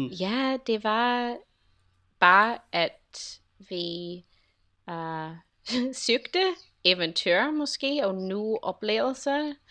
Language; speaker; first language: Danish; non-native, learner; English